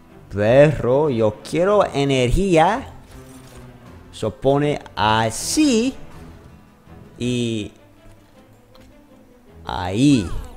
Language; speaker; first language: Spanish; non-native, learner; English